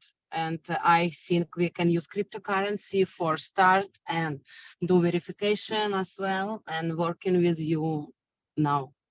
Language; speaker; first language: English; non-native, learner; Russian